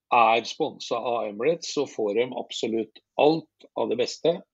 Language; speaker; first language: Norwegian; native; Norwegian